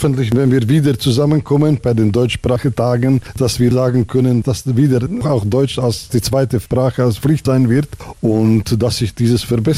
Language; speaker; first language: German; non-native, fluent; Slovak